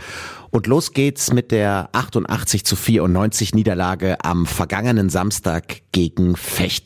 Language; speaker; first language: German; native; German